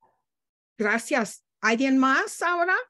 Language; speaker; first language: Spanish; non-native, learner; English